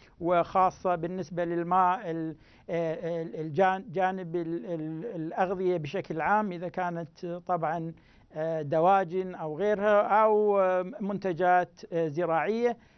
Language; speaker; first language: Arabic; native; Arabic